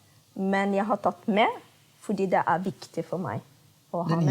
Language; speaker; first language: Norwegian; non-native, fluent; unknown